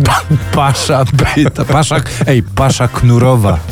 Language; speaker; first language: Polish; native; Polish